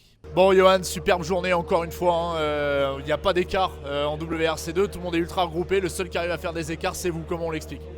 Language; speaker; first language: French; native; French